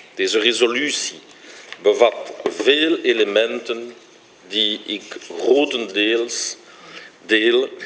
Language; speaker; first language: Dutch; non-native, local second language; French